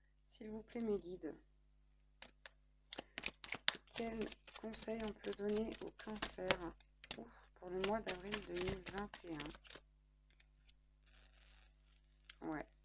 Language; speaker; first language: French; native; French